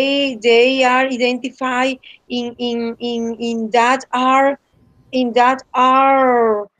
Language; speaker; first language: English; non-native, learner; Spanish